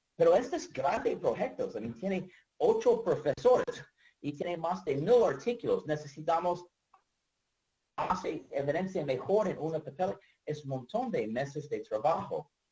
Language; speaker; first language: Spanish; non-native, learner; English